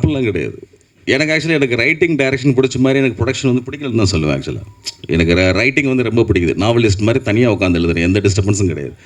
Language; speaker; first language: Tamil; native; Tamil